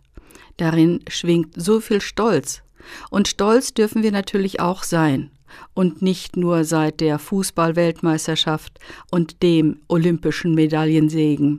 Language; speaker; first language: German; native; German